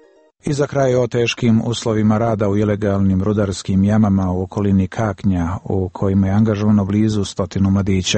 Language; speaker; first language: Bosnian; native; Bosnian